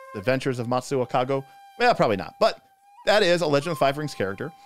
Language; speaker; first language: English; native; English